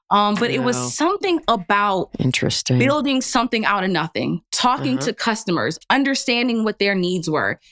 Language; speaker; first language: English; early bilingual, other home language; Yoruba